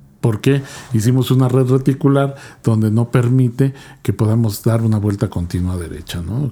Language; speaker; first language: Spanish; native; Spanish